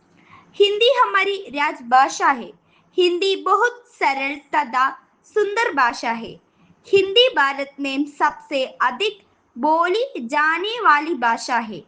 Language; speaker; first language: Hindi; non-native, local second language; Malayalam